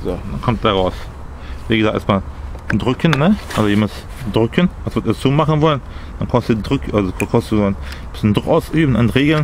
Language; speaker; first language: German; early bilingual, other home language; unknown